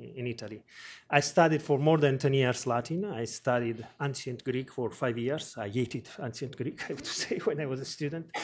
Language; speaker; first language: English; non-native, fluent; Italian